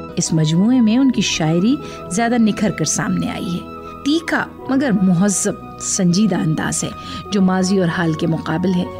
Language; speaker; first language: Urdu; native; Urdu